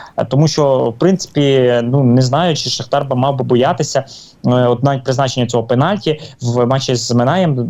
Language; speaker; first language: Ukrainian; native; Ukrainian